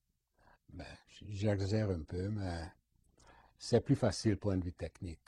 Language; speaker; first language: French; non-native, fluent; Hungarian